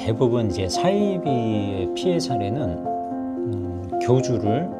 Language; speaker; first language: Korean; native; Korean